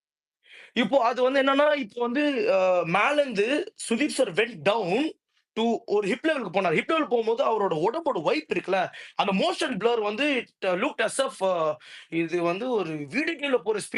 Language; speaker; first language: Tamil; native; Tamil